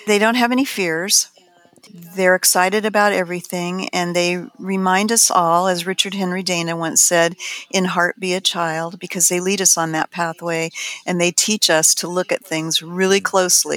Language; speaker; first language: English; native; English